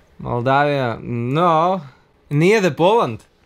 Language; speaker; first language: English; non-native, learner; Tatar